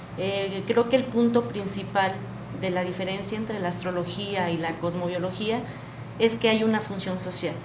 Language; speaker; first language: Spanish; native; Spanish